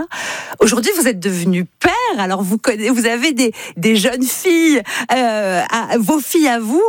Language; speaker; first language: French; native; French